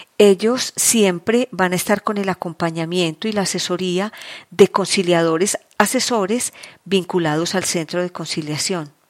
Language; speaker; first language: Spanish; native; Spanish